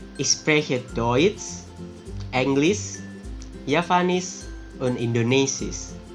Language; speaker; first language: German; non-native, fluent; Javanese